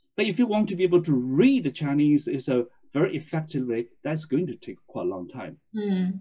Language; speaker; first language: English; non-native, fluent; Chinese